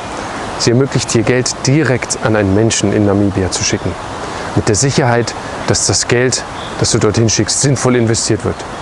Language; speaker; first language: German; native; German